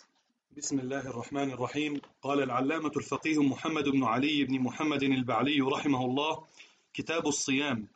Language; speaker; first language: Arabic; native; Arabic